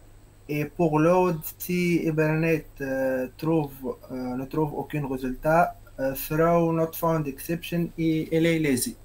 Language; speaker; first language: French; non-native, local second language; Arabic